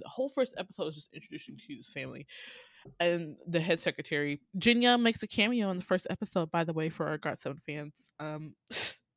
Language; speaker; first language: English; native; English